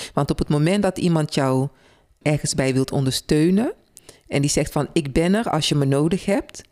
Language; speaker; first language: Dutch; early bilingual, other home language; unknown